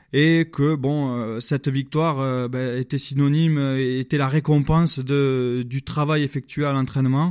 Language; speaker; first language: French; native; French